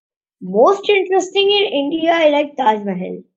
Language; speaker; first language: English; non-native, learner; Hindi